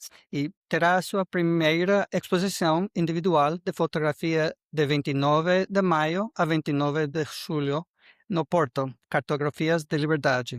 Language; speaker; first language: Portuguese; non-native, learner; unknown